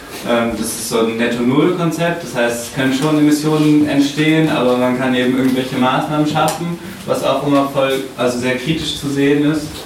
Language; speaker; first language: German; native; German